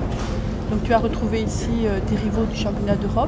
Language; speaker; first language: French; native; French